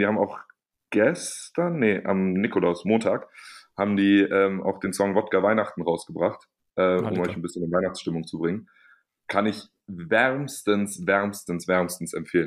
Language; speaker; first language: German; native; German